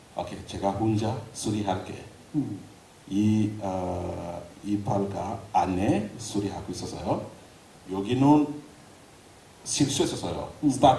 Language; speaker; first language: Korean; non-native, learner; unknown